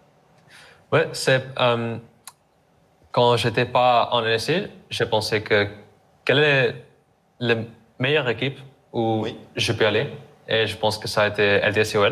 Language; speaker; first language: French; non-native, learner; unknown